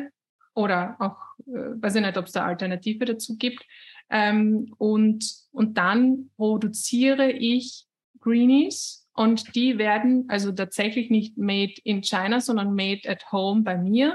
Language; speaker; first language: German; native; German